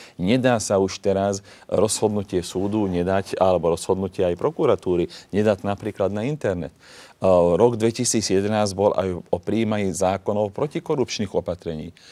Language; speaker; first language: Slovak; non-native, local second language; Hungarian